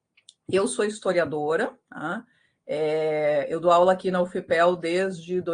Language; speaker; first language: Portuguese; native; Portuguese